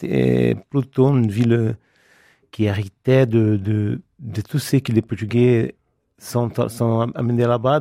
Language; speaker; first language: French; non-native, fluent; Portuguese